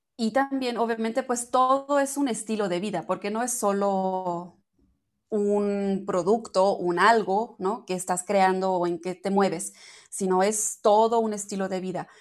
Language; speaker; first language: Spanish; non-native, fluent; German